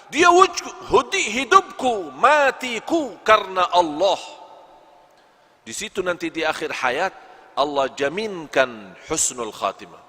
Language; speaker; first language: Indonesian; non-native, fluent; Arabic